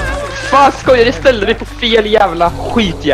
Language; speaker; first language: Swedish; native; Swedish